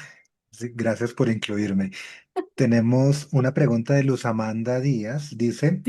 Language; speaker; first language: Spanish; native; Spanish